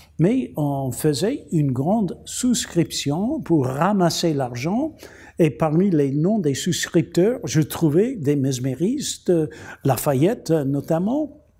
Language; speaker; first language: French; non-native, fluent; English